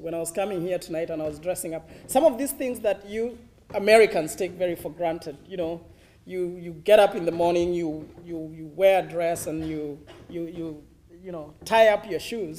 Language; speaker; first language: English; non-native, local second language; Kikuyu